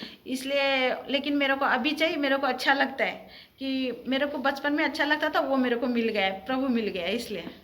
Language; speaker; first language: Hindi; early bilingual, heritage; Hindi